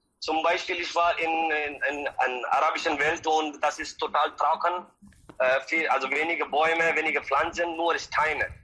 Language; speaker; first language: German; non-native, learner; Hindi